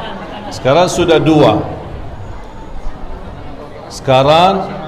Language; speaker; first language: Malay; non-native, fluent; Arabic